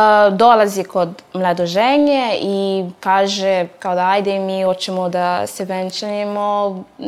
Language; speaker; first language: Croatian; non-native, fluent; French